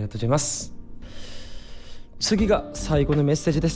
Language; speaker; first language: Japanese; non-native, fluent; Korean